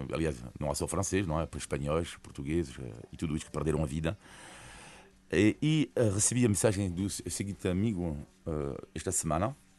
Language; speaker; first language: Portuguese; non-native, fluent; French